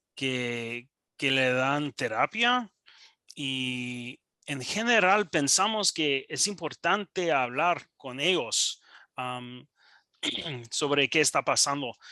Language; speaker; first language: Spanish; non-native, learner; English